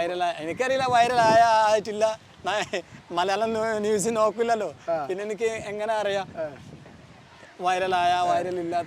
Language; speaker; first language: Malayalam; non-native, local second language; Hindi